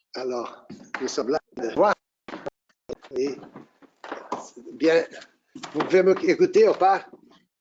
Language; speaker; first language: French; non-native, fluent; Portuguese